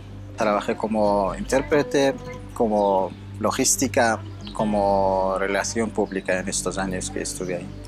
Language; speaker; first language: Spanish; non-native, fluent; Persian